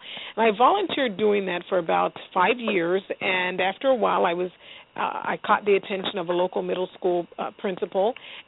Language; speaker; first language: English; native; English